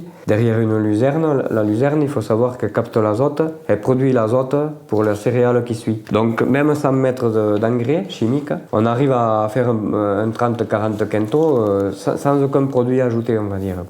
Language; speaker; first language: French; native; French